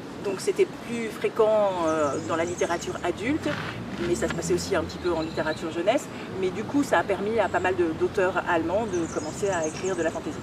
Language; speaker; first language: French; native; French